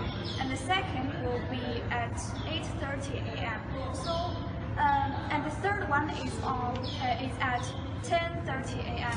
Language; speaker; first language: English; non-native, learner; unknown